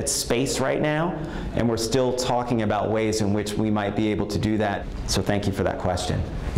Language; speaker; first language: English; native; English